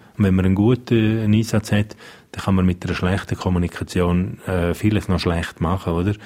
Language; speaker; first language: German; non-native, local second language; Romansh